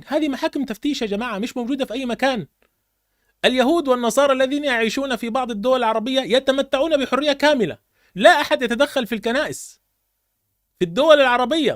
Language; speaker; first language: Arabic; native; Arabic